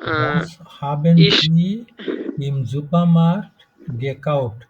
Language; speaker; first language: German; non-native, fluent; Bangla